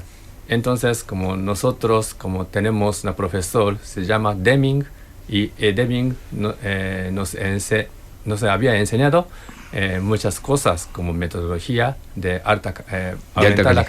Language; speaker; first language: Spanish; non-native, learner; Japanese